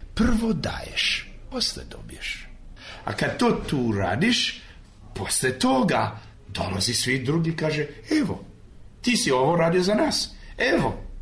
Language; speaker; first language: Serbian; early bilingual, heritage; Serbian